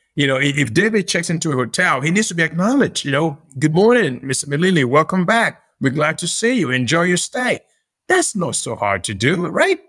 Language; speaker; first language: English; non-native, local second language; Yoruba